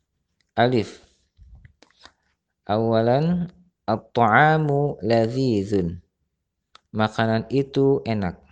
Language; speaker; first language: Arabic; non-native, fluent; Indonesian